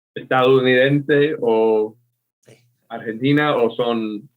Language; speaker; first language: Spanish; non-native, fluent; English